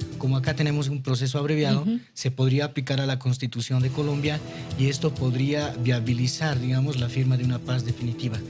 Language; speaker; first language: Spanish; native; Spanish